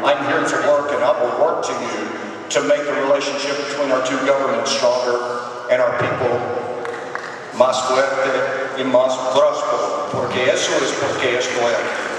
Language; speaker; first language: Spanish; non-native, learner; English